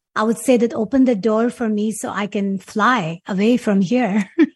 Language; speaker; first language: English; non-native, local second language; Urdu